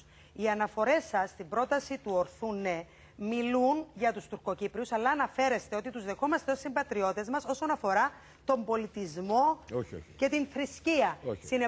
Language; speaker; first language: Greek; native; Greek